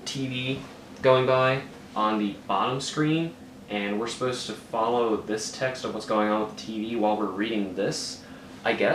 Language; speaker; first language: English; native; English